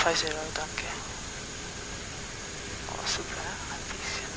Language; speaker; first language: German; non-native, learner; Dutch